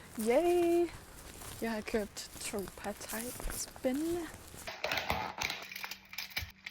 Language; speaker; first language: Danish; non-native, learner; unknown